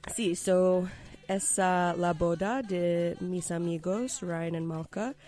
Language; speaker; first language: Spanish; non-native, fluent; English